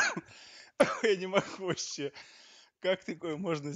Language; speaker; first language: Russian; native; Russian